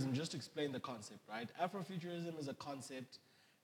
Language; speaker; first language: English; non-native, local second language; Southern Sotho